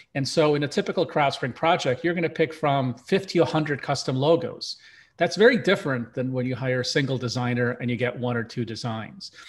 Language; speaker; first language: English; early bilingual, other home language; Russian